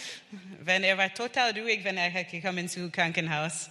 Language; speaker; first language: German; non-native, learner; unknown